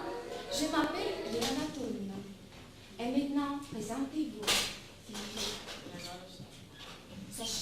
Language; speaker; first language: French; non-native, fluent; Russian